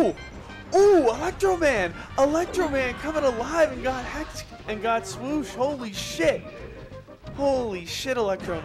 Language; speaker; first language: English; native; English